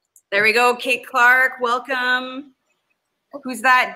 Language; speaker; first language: English; native; English